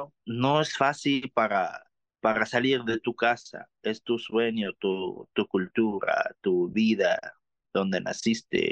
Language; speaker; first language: Spanish; non-native, learner; Arabic